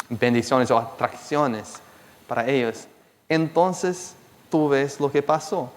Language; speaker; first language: Spanish; non-native, fluent; Portuguese